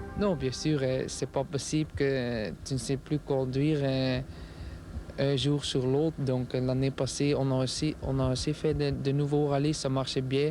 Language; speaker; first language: French; non-native, local second language; Dutch